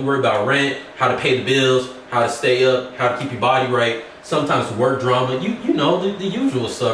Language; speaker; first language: English; native; English